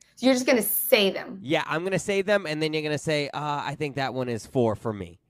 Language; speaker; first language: English; native; English